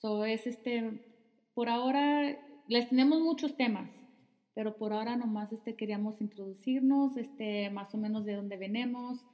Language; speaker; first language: Spanish; early bilingual, heritage; Spanish